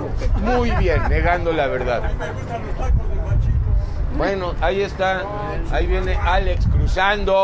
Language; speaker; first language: Spanish; native; Spanish